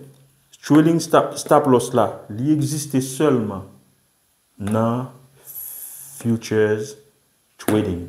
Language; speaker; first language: French; non-native, local second language; Haitian Creole